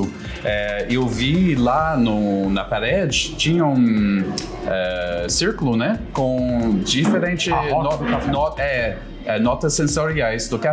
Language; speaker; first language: Portuguese; non-native, fluent; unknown